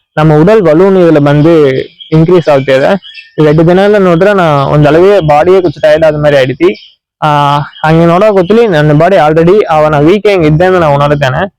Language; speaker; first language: Tamil; non-native, local second language; Kannada